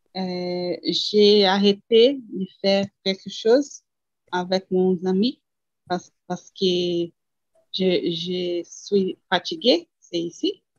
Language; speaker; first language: French; non-native, learner; Portuguese